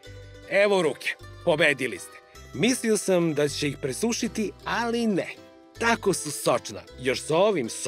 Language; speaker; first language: Serbian; native; Serbian